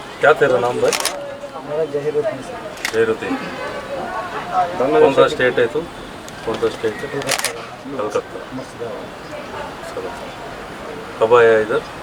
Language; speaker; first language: Hindi; non-native, local second language; Kannada